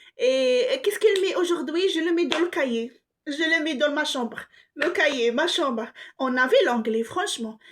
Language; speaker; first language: French; non-native, local second language; Arabic